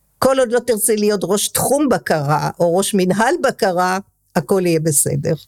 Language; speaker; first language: Hebrew; early bilingual, other home language; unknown